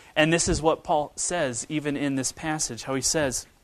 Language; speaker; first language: English; native; English